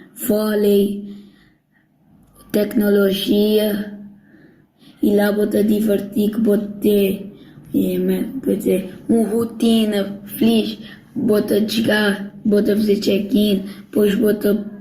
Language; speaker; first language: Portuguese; non-native, local second language; Kabuverdianu